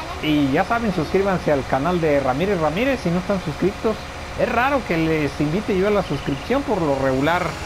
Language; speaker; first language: Spanish; native; Spanish